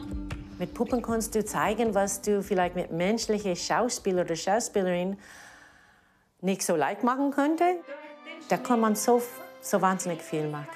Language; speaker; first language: German; non-native, fluent; English